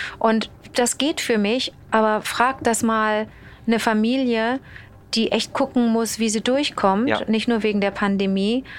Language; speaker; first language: German; native; German